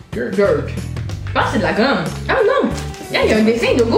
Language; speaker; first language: French; native; French